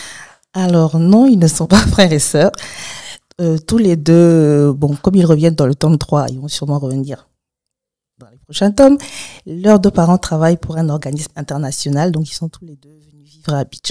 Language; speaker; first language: French; native; French